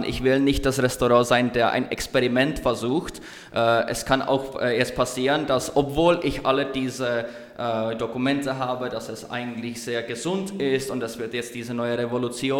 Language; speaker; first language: German; non-native, learner; Czech